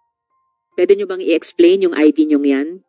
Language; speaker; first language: Filipino; native; Filipino